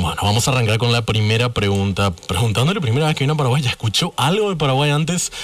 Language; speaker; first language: Spanish; native; Spanish